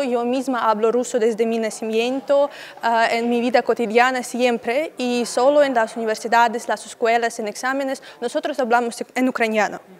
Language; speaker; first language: Spanish; non-native, learner; Russian